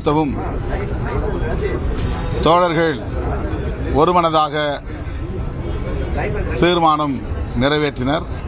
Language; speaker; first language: Tamil; native; Tamil